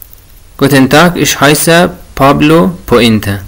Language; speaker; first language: German; non-native, fluent; Persian